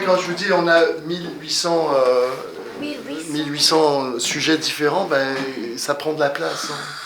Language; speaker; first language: French; native; French